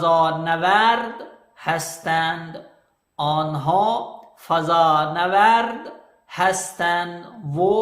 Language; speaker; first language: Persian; non-native, fluent; Urdu